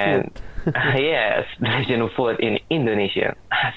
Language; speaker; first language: English; non-native, learner; Indonesian